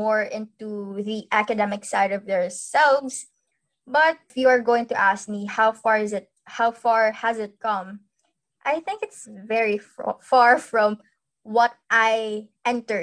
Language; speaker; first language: English; non-native, local second language; Hiligaynon